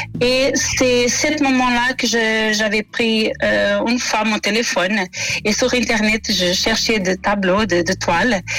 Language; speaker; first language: French; non-native, fluent; Portuguese